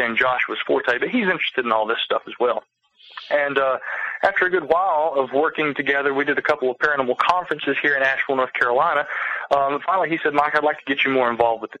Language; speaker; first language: English; native; English